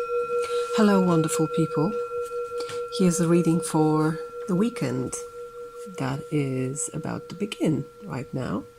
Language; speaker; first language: English; non-native, fluent; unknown